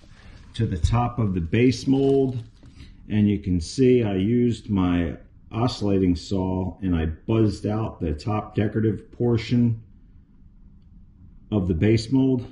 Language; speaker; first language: English; native; English